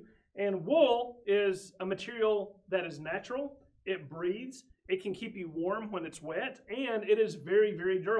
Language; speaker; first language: English; native; English